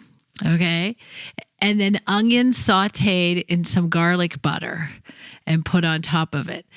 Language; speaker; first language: English; native; English